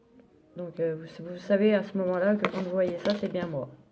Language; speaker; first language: French; native; French